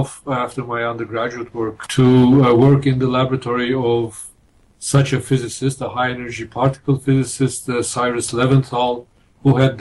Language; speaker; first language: English; non-native, fluent; Turkish